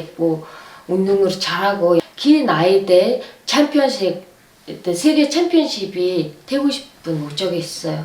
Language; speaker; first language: Korean; non-native, fluent; Mongolian